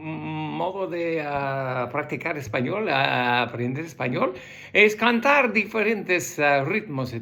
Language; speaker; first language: Spanish; non-native, learner; English